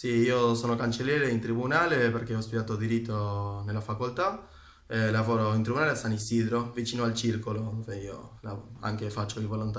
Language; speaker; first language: Italian; non-native, fluent; Spanish